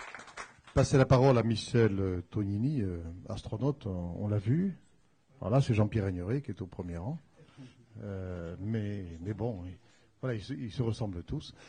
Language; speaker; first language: French; native; French